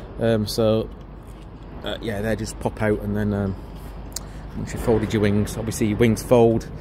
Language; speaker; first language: English; native; English